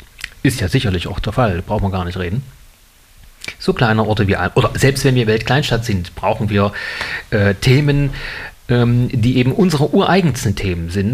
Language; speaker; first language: German; native; German